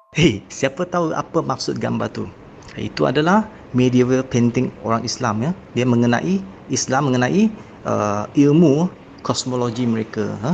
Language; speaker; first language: Malay; non-native, local second language; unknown